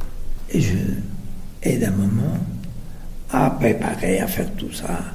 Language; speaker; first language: French; non-native, fluent; Spanish